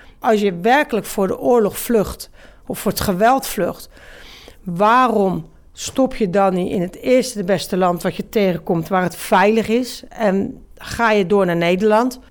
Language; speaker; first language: Dutch; native; Dutch